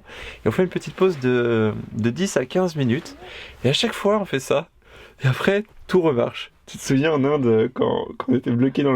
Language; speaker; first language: French; native; French